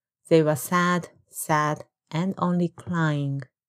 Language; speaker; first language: English; non-native, fluent; Japanese